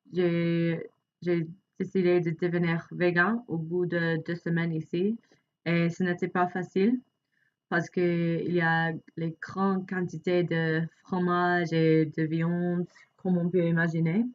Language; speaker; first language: French; non-native, fluent; English